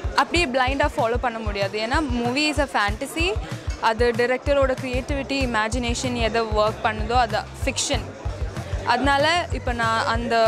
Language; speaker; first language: Tamil; non-native, local second language; Malayalam